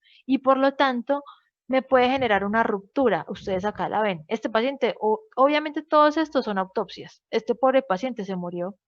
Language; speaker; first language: Spanish; native; Spanish